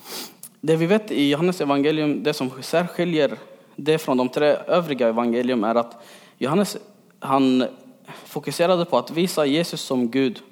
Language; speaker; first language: Swedish; early bilingual, other home language; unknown